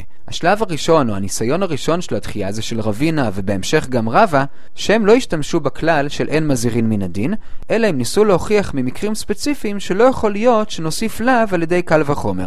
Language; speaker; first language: Hebrew; native; Hebrew